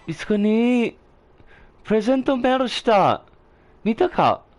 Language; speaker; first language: Japanese; non-native, fluent; English